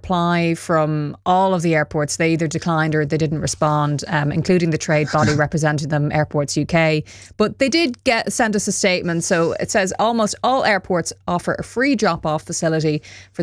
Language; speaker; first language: English; native; English